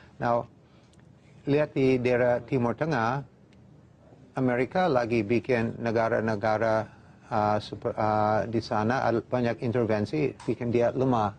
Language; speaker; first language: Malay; non-native, fluent; English